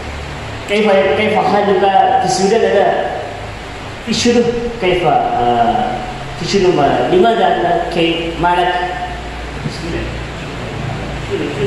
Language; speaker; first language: Arabic; non-native, learner; Indonesian